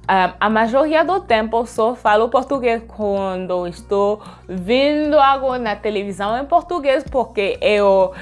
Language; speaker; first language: Portuguese; non-native, learner; French